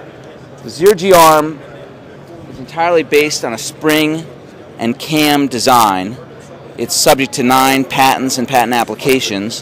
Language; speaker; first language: English; native; English